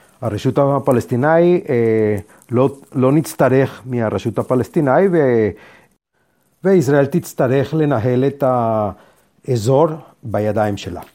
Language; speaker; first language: Hebrew; non-native, fluent; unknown